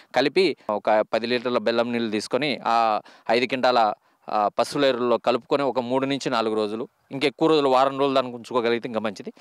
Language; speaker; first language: Telugu; native; Telugu